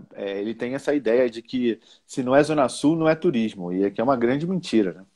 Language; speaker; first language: Portuguese; native; Portuguese